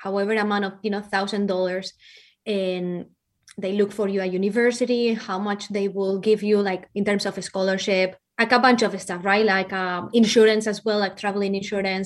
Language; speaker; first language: English; non-native, fluent; Spanish